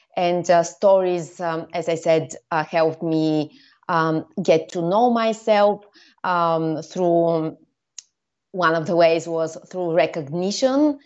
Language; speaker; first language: English; non-native, fluent; Bulgarian